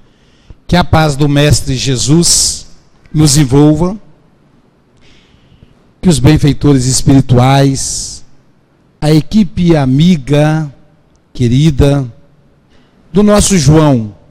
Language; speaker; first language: Portuguese; native; Portuguese